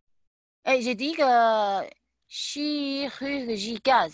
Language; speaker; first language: French; non-native, learner; Chinese